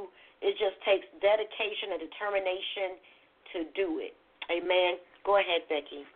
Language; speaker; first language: English; native; English